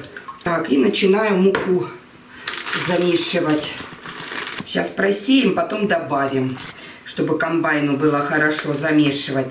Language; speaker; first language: Russian; native; Russian